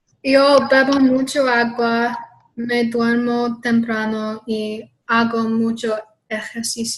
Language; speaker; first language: Spanish; non-native, learner; English